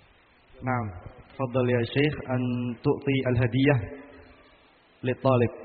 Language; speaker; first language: Arabic; non-native, fluent; Indonesian